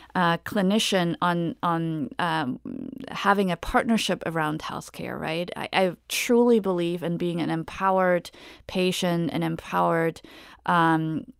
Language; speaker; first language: English; non-native, fluent; German